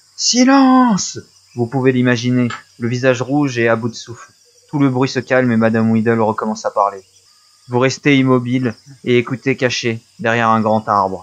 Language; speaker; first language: French; native; French